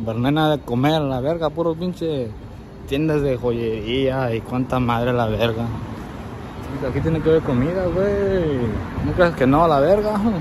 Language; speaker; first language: Spanish; early bilingual, heritage; Spanish